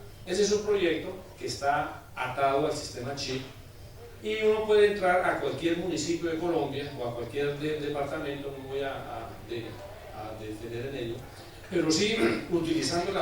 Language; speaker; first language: Spanish; native; Spanish